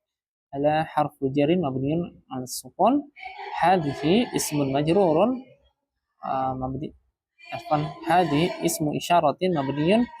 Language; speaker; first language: Arabic; non-native, fluent; Indonesian